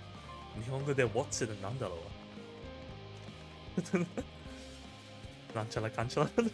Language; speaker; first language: Japanese; non-native, learner; English